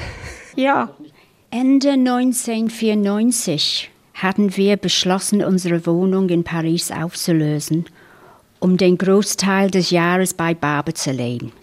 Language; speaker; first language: German; non-native, fluent; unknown